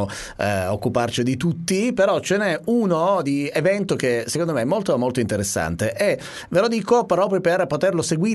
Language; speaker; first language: Italian; native; Italian